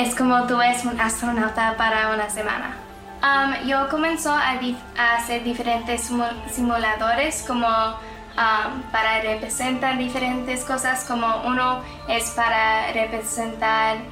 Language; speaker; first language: Spanish; non-native, learner; English